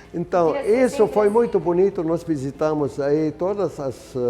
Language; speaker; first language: Portuguese; non-native, fluent; Arabic